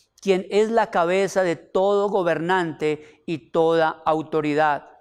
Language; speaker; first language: Spanish; native; Spanish